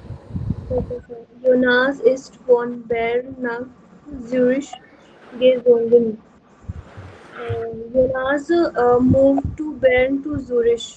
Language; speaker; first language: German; non-native, learner; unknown